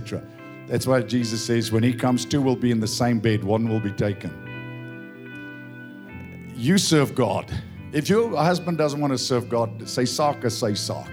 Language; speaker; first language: English; non-native, local second language; Afrikaans